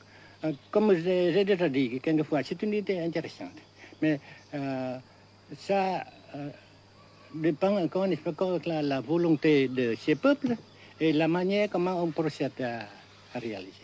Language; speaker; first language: French; non-native, local second language; Vietnamese